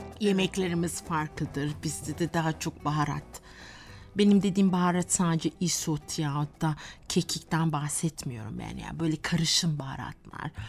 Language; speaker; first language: Turkish; non-native, fluent; Malay